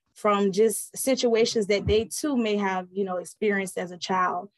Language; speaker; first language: English; native; English